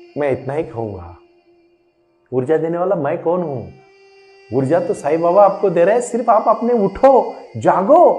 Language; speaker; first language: Hindi; non-native, local second language; Marathi